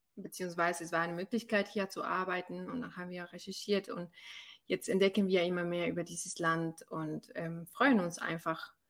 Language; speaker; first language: German; non-native, fluent; Spanish